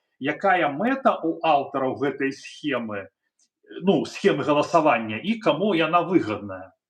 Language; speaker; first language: Belarusian; native; Belarusian